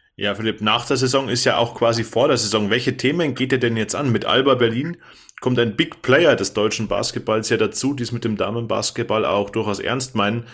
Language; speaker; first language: German; native; German